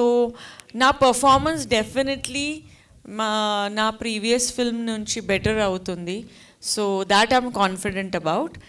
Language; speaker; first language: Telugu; non-native, learner; Hindi